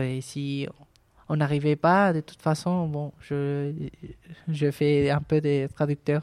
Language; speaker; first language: French; non-native, fluent; Spanish